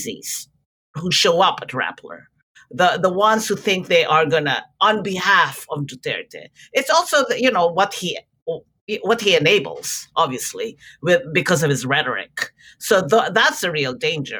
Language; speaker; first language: English; non-native, local second language; Filipino